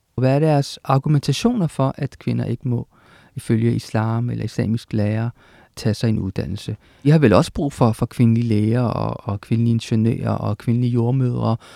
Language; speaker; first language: Danish; native; Danish